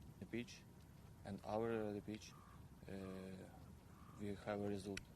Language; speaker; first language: English; non-native, learner; Ukrainian